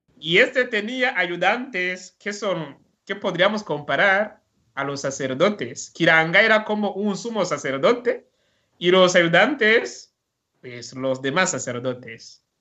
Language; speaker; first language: Spanish; non-native, fluent; Rundi